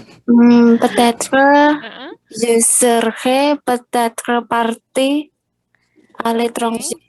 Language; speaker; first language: French; non-native, learner; Indonesian